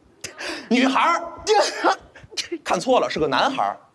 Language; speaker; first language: Chinese; native; Chinese